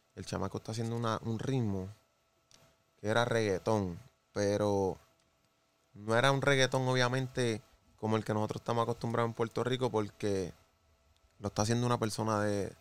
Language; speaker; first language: Spanish; native; Spanish